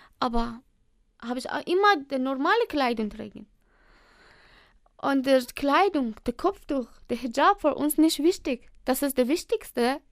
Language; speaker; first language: German; non-native, learner; Persian